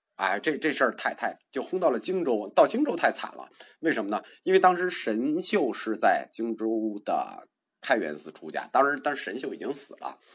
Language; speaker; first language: Chinese; native; Chinese